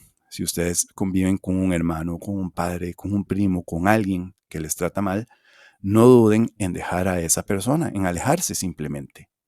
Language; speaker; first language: Spanish; native; Spanish